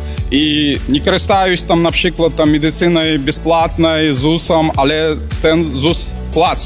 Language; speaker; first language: Ukrainian; non-native, learner; Belarusian